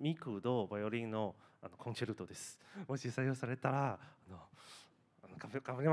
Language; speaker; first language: Japanese; non-native, learner; Chinese